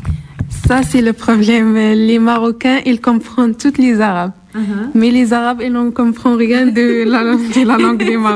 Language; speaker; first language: French; non-native, learner; Arabic